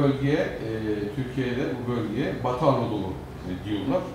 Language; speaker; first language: Turkish; native; Turkish